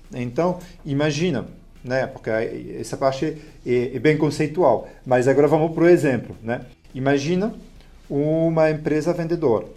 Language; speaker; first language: Portuguese; non-native, fluent; French